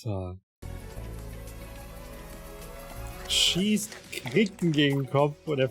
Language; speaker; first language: German; native; German